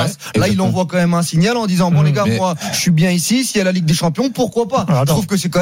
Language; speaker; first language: French; native; French